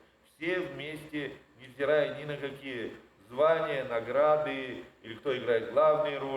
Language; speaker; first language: Russian; native; Russian